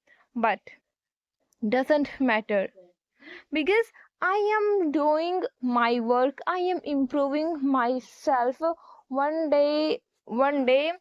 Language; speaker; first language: English; non-native, learner; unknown